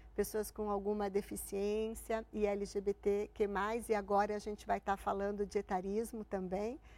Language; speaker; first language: Portuguese; native; Portuguese